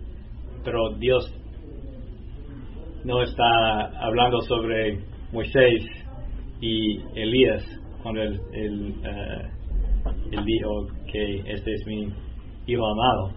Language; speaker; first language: Spanish; non-native, learner; English